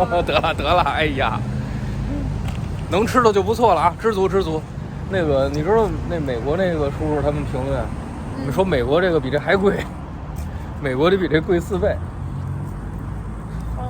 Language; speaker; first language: Chinese; native; Chinese